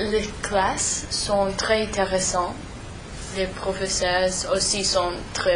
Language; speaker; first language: French; non-native, learner; English